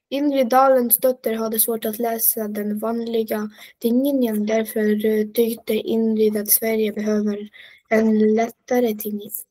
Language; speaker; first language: Swedish; non-native, learner; Russian